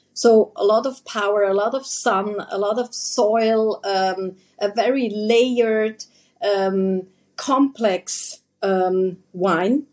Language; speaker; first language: English; non-native, fluent; German